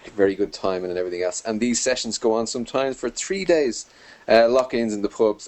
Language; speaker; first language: English; native; English